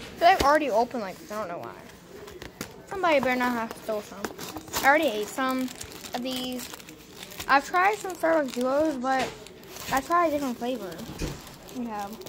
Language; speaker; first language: English; native; English